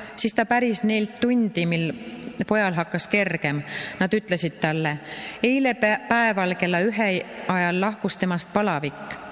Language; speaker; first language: Estonian; native; Estonian